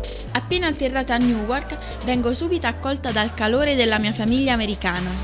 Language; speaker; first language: Italian; native; Italian